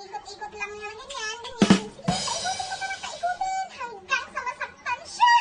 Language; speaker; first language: Filipino; non-native, local second language; Iloko